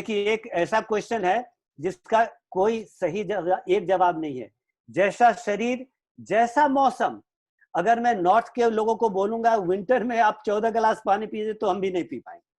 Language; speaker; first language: Hindi; native; Hindi